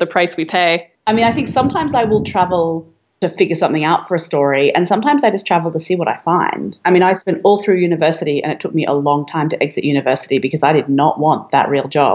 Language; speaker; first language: English; native; English